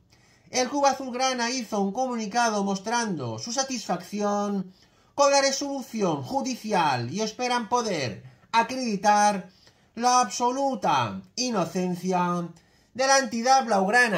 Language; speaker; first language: Spanish; native; Spanish